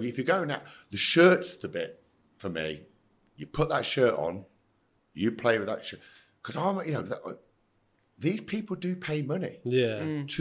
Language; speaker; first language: English; native; English